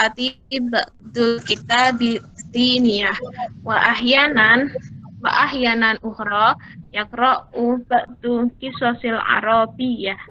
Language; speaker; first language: Arabic; non-native, learner; Indonesian